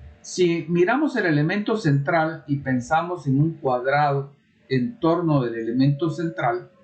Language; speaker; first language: Spanish; native; Spanish